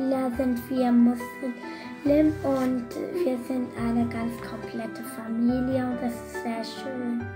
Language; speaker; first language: German; early bilingual, other home language; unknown